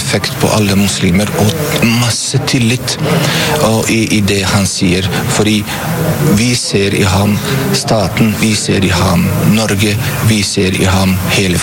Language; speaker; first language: Norwegian; non-native, fluent; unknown